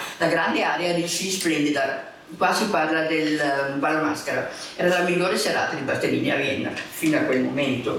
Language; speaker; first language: Italian; non-native, fluent; German